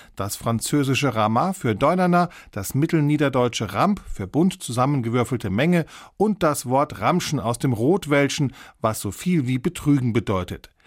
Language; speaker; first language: German; native; German